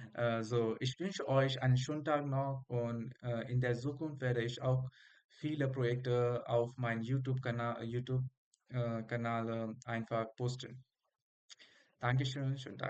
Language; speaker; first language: German; non-native, fluent; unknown